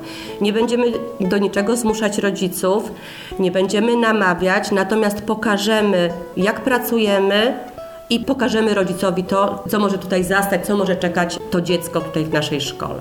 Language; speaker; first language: Polish; native; Polish